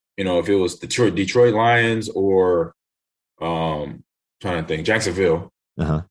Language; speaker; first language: English; native; English